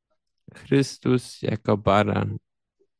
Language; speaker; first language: Polish; early bilingual, heritage; Polish